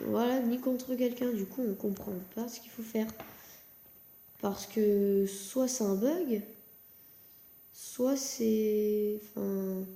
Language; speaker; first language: French; native; French